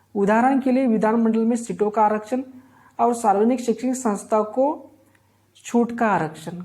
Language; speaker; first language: Hindi; non-native, local second language; Marathi